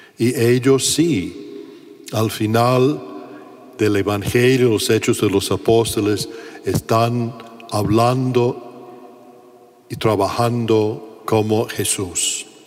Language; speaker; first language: Spanish; non-native, fluent; English